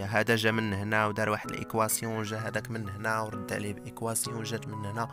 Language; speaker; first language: Arabic; native; Arabic